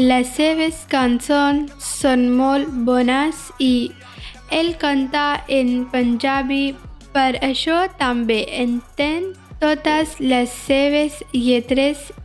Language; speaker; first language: Catalan; non-native, learner; Punjabi